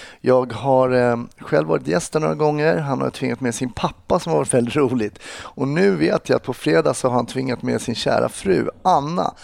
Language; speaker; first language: Swedish; native; Swedish